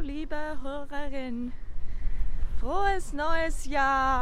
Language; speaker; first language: German; non-native, learner; Japanese